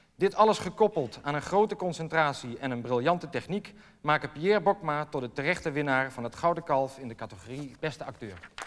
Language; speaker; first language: Dutch; native; Dutch